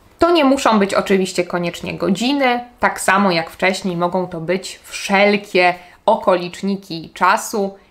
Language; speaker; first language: Polish; native; Polish